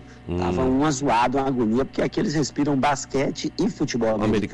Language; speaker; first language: Portuguese; native; Portuguese